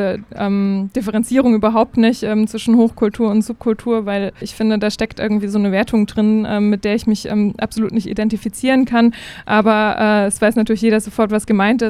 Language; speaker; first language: German; native; German